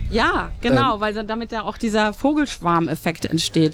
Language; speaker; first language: German; native; German